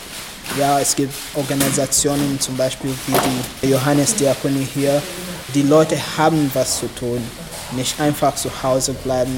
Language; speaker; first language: German; non-native, learner; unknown